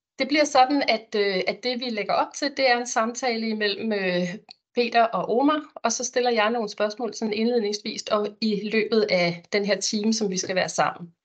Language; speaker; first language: Danish; native; Danish